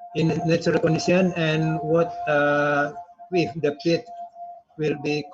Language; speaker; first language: English; non-native, learner; Indonesian